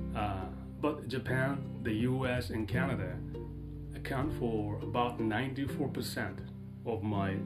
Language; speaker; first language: English; non-native, fluent; Japanese